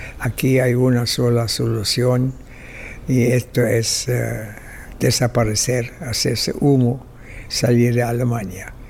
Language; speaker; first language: Spanish; non-native, fluent; German